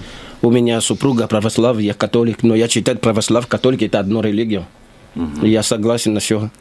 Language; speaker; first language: Russian; non-native, learner; Lingala